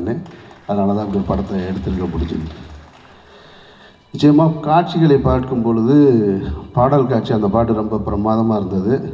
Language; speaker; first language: Tamil; native; Tamil